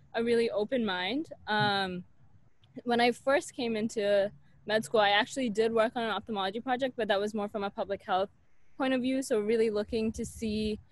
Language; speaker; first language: English; native; English